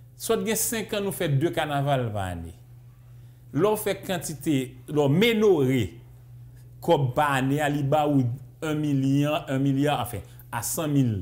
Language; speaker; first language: French; native; French